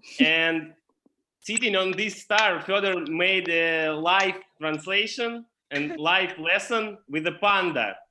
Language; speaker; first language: English; non-native, learner; Russian